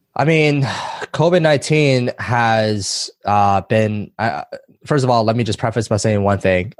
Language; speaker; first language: English; early bilingual, other home language; Chinese